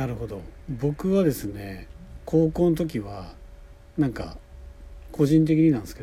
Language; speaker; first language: Japanese; native; Japanese